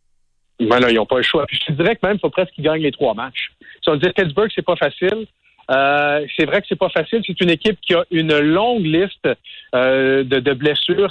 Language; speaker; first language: French; native; French